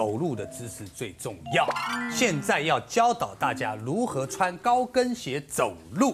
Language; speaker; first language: Chinese; native; Chinese